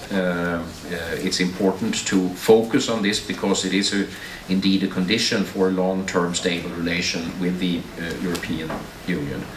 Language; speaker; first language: English; non-native, fluent; Swedish